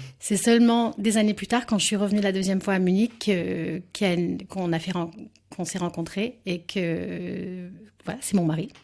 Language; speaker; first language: French; native; French